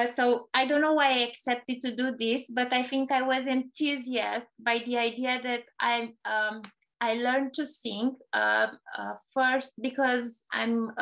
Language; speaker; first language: English; non-native, fluent; Romanian